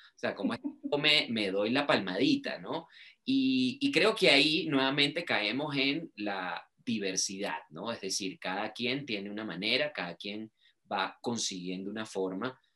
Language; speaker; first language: Spanish; native; Spanish